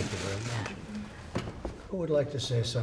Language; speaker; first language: English; native; English